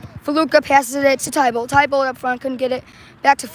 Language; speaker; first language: English; native; English